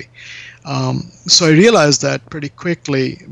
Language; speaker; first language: English; non-native, local second language; Bangla